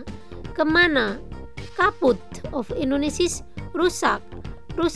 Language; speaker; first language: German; non-native, fluent; Indonesian